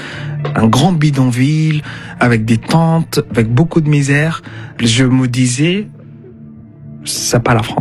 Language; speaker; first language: French; non-native, fluent; Arabic